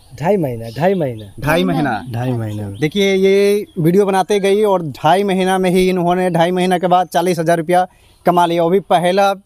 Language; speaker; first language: Hindi; native; Hindi